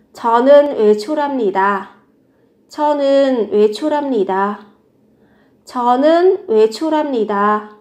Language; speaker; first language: Korean; non-native, fluent; Vietnamese